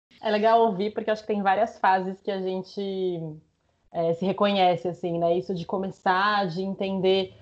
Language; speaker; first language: Portuguese; early bilingual, other home language; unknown